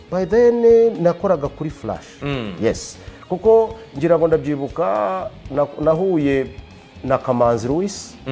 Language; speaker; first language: Kinyarwanda; early bilingual, heritage; Kinyarwanda